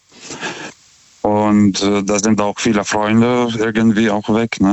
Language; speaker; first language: German; non-native, fluent; Lithuanian